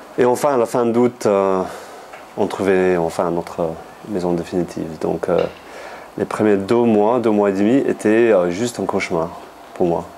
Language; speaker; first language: French; non-native, fluent; English